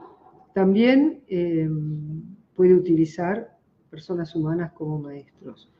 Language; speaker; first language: Spanish; native; Spanish